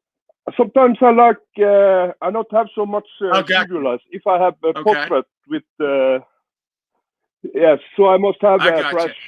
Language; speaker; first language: English; non-native, learner; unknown